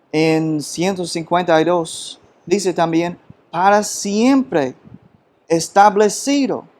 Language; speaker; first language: Spanish; non-native, fluent; English